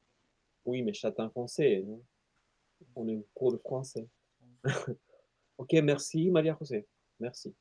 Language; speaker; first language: French; non-native, fluent; Spanish